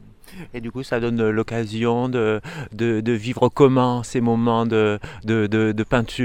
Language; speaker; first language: French; native; French